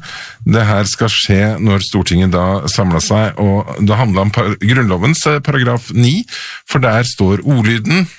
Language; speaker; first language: Norwegian; native; Norwegian